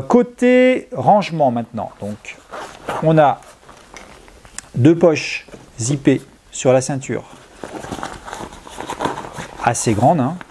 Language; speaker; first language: French; native; French